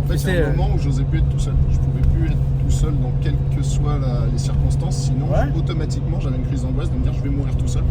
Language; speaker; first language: French; native; French